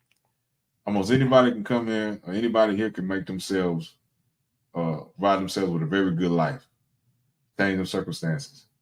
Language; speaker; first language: English; native; English